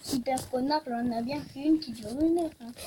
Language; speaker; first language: French; native; French